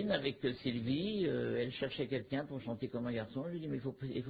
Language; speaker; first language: French; native; French